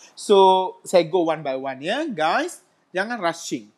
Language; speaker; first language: English; non-native, local second language; Malay